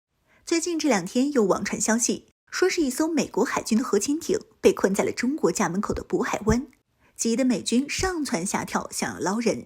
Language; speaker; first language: Chinese; native; Chinese